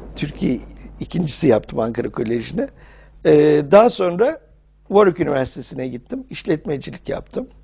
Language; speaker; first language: Turkish; early bilingual, heritage; English